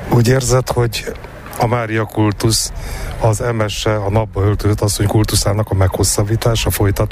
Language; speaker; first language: Hungarian; native; Hungarian